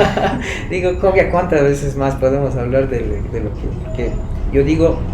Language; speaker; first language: Spanish; non-native, fluent; Persian